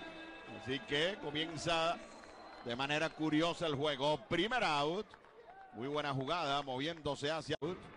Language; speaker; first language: Spanish; native; Spanish